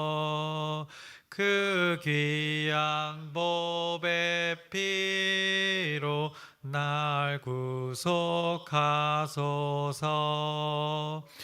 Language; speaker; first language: Korean; native; Korean